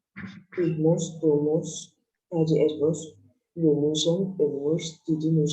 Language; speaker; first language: German; non-native, learner; Indonesian